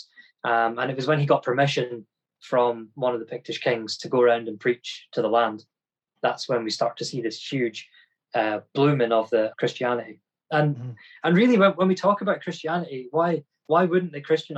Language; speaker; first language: English; native; English